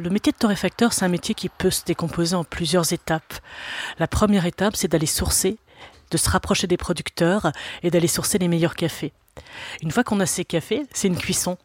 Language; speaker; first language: French; native; French